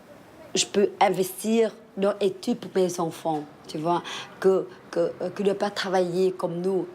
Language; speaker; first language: French; early bilingual, other home language; Vietnamese